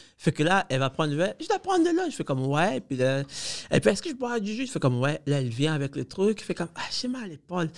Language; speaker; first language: French; non-native, fluent; Spanish